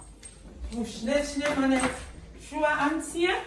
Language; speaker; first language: German; non-native, fluent; Lingala